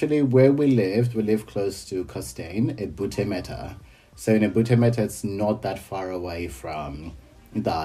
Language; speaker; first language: English; non-native, local second language; Yoruba